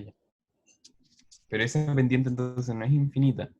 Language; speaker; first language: Spanish; native; Spanish